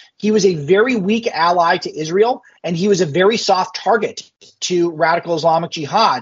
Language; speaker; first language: English; native; English